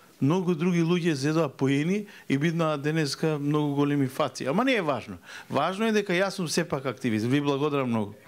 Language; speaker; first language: Macedonian; native; Macedonian